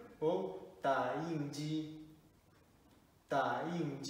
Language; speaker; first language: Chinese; non-native, fluent; Kazakh